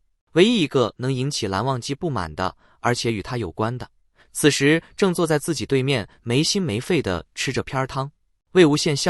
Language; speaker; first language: Chinese; native; Chinese